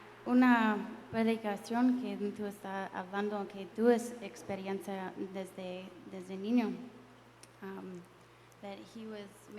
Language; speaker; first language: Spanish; non-native, learner; English